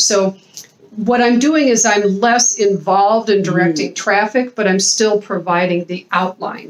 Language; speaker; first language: English; native; English